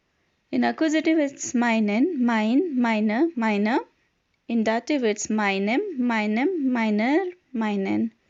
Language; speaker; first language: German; non-native, fluent; Hindi